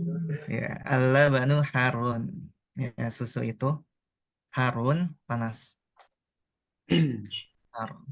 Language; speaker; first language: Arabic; non-native, fluent; Indonesian